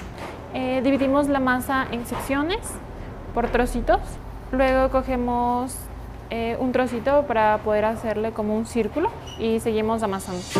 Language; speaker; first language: Spanish; native; Spanish